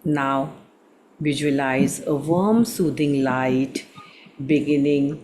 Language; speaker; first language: English; non-native, local second language; Hindi